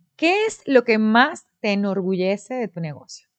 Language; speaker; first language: Spanish; native; Spanish